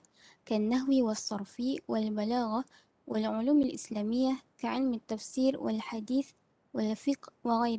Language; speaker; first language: Arabic; non-native, learner; Malay